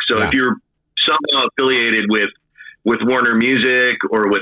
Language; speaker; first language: English; native; English